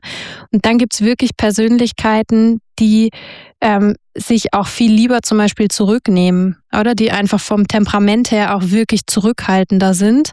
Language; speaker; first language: German; native; German